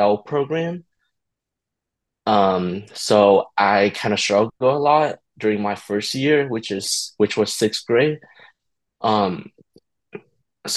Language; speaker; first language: English; early bilingual, other home language; Vietnamese